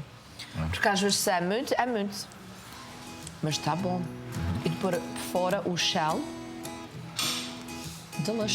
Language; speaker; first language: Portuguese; early bilingual, heritage; Portuguese